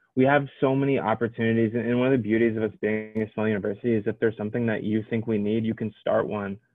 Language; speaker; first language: English; native; English